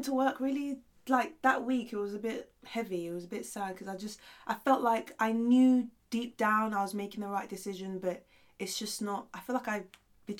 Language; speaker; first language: English; early bilingual, other home language; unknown